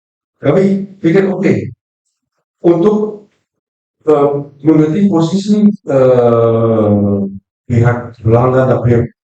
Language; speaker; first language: Indonesian; non-native, fluent; Dutch